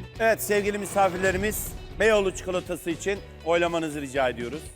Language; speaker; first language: Turkish; native; Turkish